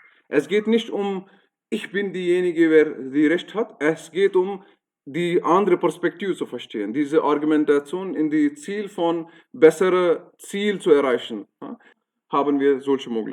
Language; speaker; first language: German; non-native, fluent; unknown